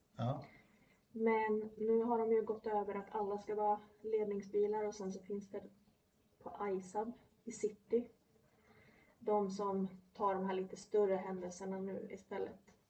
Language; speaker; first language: Swedish; early bilingual, other home language; Polish